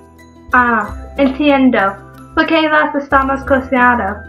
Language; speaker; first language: Spanish; non-native, learner; English